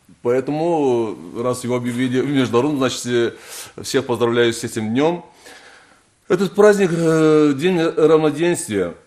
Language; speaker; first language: Russian; non-native, local second language; Azerbaijani